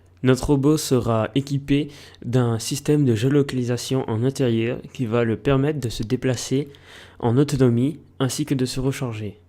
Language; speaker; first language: French; native; French